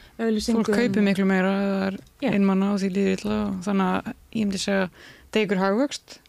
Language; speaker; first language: Icelandic; native; Icelandic